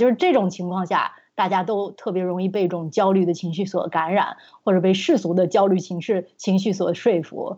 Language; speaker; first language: Chinese; native; Chinese